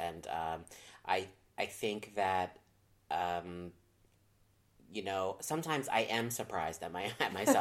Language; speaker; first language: English; native; English